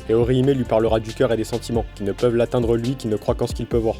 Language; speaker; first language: French; native; French